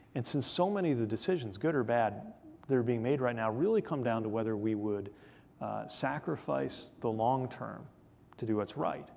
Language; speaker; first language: English; native; English